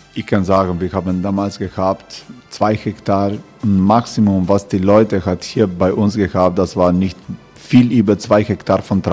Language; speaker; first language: German; non-native, learner; Croatian